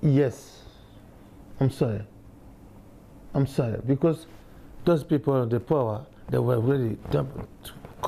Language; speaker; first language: English; non-native, learner; Bambara